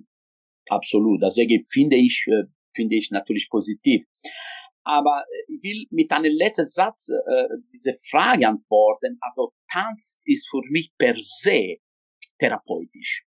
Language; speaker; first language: German; non-native, fluent; Italian